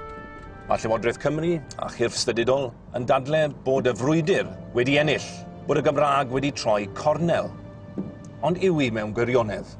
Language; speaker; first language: Welsh; native; Welsh